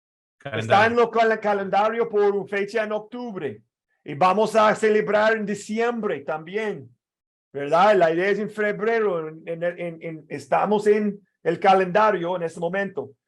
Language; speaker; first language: Spanish; non-native, fluent; English